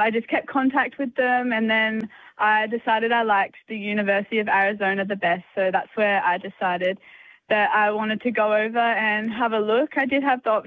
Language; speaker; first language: English; native; English